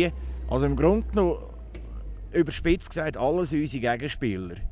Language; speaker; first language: German; native; German